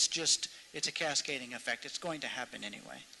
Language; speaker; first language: English; native; English